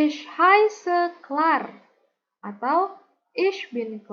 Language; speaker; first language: German; non-native, learner; Indonesian